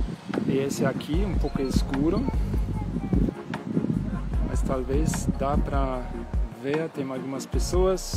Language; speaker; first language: Portuguese; non-native, fluent; German